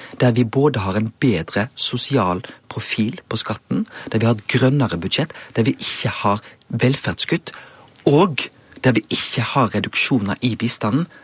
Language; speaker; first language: Norwegian; native; Norwegian